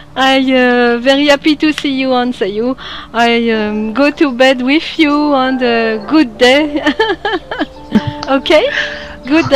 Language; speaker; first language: English; non-native, learner; French